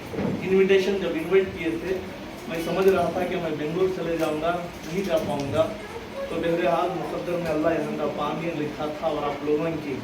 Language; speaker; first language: Urdu; native; Urdu